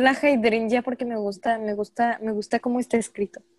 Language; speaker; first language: Spanish; native; Spanish